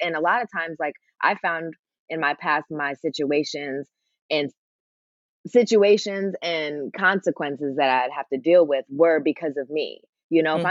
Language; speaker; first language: English; native; English